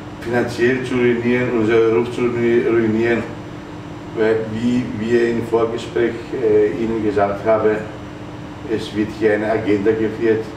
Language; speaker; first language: German; non-native, fluent; Greek